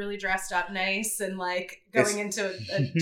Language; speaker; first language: English; native; English